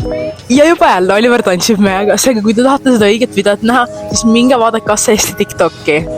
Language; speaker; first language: Estonian; native; Estonian